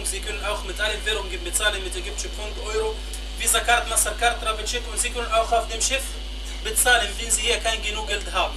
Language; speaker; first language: German; non-native, fluent; Arabic